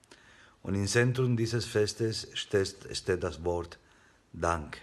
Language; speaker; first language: German; non-native, fluent; Spanish